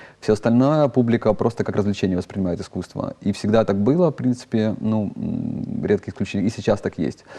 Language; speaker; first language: Russian; native; Russian